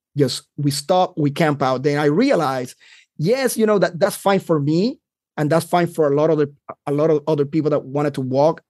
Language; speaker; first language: English; non-native, fluent; Spanish